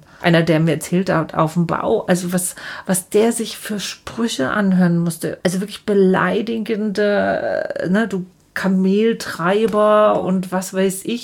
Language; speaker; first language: German; native; German